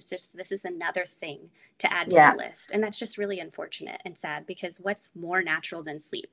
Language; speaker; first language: English; native; English